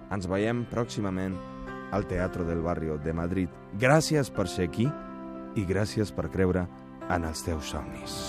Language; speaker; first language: Catalan; early bilingual, other home language; Spanish